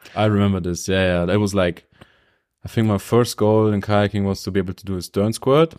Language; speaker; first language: English; non-native, fluent; German